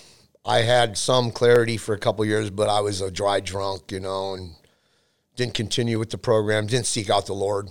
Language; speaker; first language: English; native; English